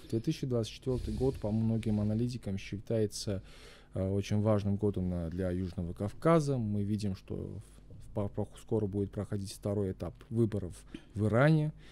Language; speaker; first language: Russian; non-native, local second language; Armenian